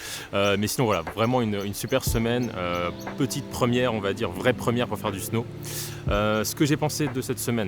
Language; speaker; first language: French; native; French